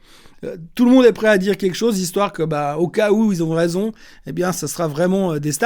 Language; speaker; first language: French; native; French